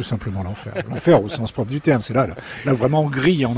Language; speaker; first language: French; native; French